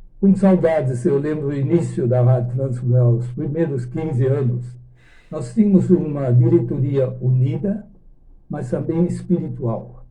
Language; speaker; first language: Portuguese; non-native, fluent; German